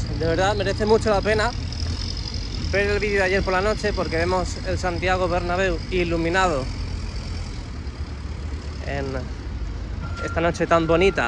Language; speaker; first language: Spanish; native; Spanish